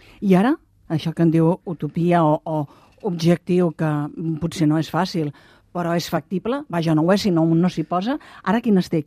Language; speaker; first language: Catalan; native; Catalan